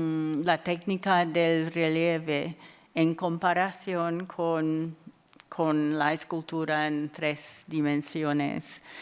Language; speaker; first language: Spanish; non-native, fluent; English